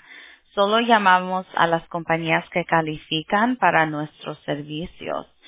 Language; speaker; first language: Spanish; early bilingual, heritage; Spanish